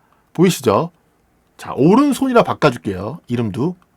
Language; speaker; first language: Korean; native; Korean